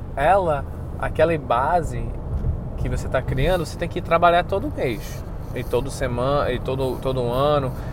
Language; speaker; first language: Portuguese; non-native, fluent; English